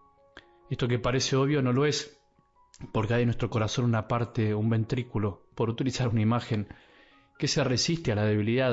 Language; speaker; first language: Spanish; native; Spanish